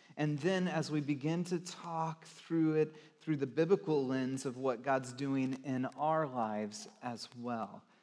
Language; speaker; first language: English; native; English